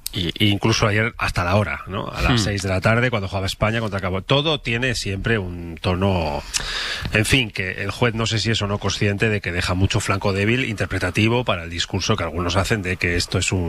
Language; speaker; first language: Spanish; native; Spanish